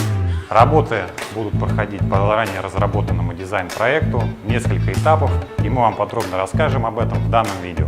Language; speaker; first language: Russian; native; Russian